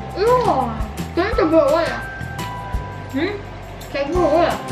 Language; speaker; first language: Swedish; early bilingual, heritage; Swedish